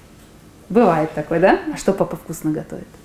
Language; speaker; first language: Russian; native; Russian